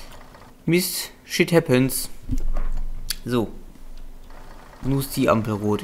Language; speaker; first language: German; native; German